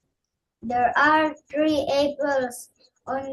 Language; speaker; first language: English; non-native, learner; Indonesian